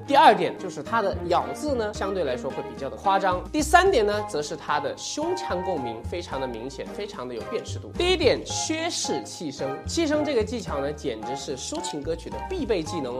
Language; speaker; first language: Chinese; native; Chinese